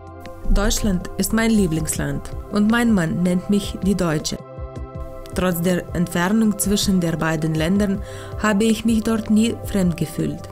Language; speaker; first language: German; non-native, fluent; Lithuanian